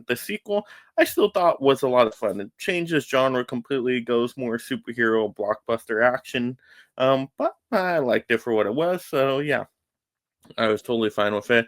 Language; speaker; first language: English; native; English